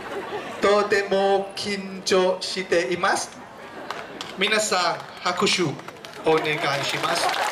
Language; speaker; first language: Japanese; non-native, learner; Thai